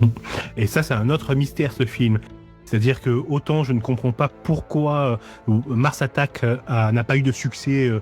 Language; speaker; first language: French; native; French